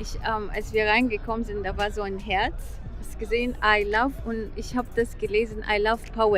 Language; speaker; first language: German; non-native, fluent; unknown